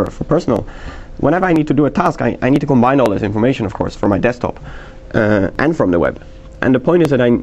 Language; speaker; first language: English; non-native, fluent; Dutch